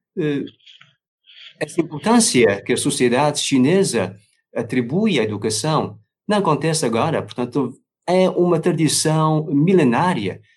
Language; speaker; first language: Portuguese; non-native, fluent; Chinese